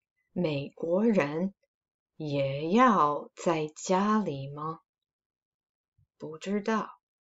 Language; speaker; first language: Chinese; non-native, fluent; English